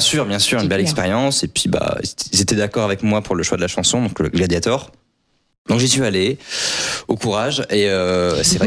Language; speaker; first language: French; native; French